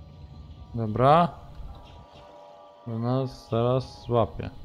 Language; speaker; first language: Polish; native; Polish